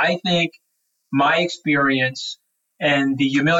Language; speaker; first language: English; native; English